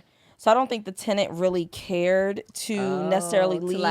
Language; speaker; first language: English; native; English